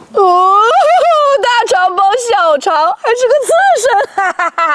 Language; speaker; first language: Chinese; native; Chinese